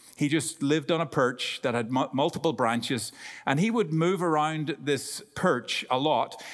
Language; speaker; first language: English; native; English